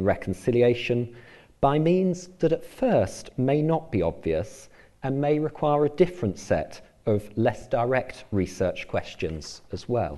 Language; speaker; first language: English; native; English